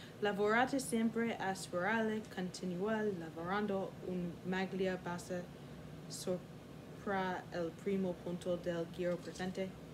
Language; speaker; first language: Italian; non-native, learner; English